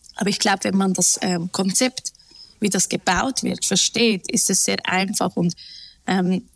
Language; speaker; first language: German; early bilingual, other home language; Turkish